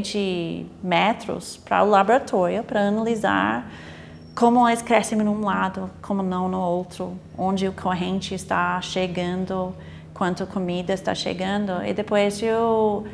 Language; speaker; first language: Portuguese; non-native, fluent; English